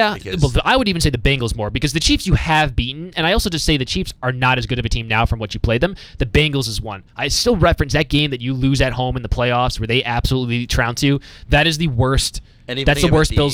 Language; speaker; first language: English; native; English